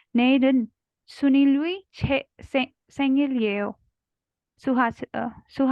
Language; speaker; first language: Korean; non-native, learner; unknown